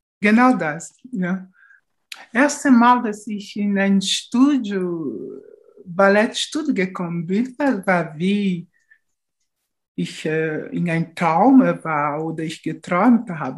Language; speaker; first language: German; non-native, fluent; Portuguese